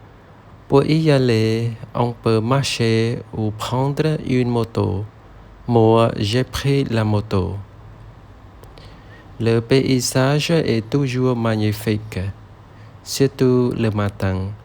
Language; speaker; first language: French; non-native, learner; Khmer